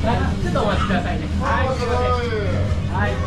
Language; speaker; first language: Japanese; native; Japanese